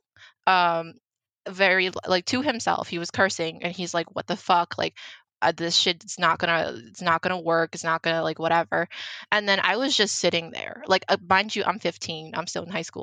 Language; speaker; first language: English; early bilingual, other home language; Chinese